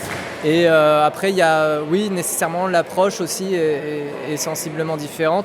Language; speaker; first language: French; native; French